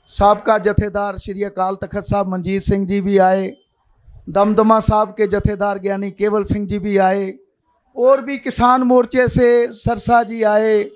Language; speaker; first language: Hindi; non-native, local second language; Punjabi